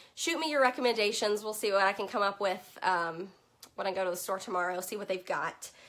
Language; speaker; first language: English; native; English